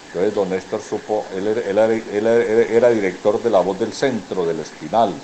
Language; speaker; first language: Spanish; native; Spanish